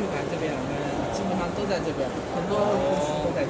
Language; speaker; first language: Chinese; native; Chinese